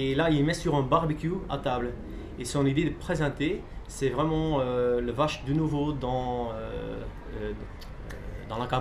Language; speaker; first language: French; non-native, local second language; Dutch